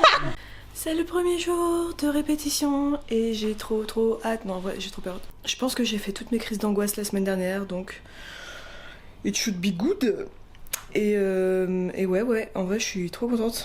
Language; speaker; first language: French; native; French